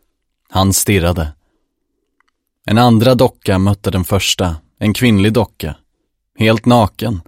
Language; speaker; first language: Swedish; native; Swedish